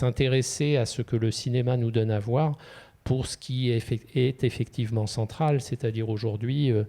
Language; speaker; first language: French; native; French